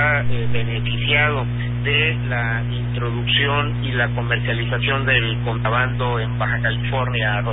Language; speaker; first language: Spanish; native; Spanish